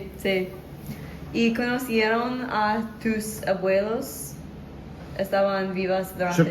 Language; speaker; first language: Spanish; non-native, learner; English